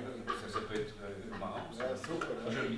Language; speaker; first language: French; non-native, fluent; German